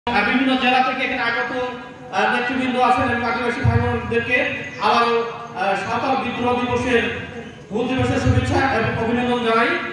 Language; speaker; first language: Bangla; non-native, local second language; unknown